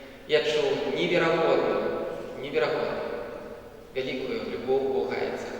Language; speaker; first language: Belarusian; native; Belarusian